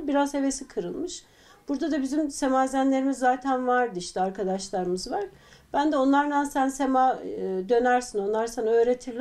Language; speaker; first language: Turkish; native; Turkish